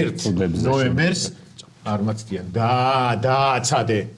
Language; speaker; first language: Georgian; native; Georgian